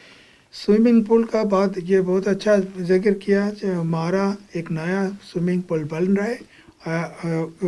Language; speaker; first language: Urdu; non-native, fluent; Bangla